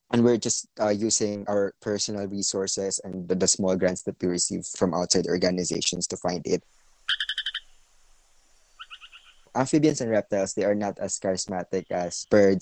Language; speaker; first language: English; non-native, local second language; Cebuano